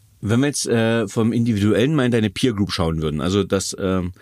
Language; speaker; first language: German; native; German